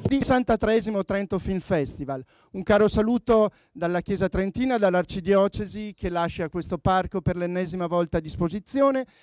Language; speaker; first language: Italian; native; Italian